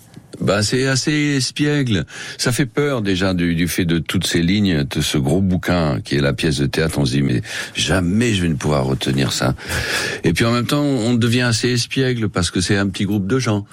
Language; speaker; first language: French; non-native, local second language; Spanish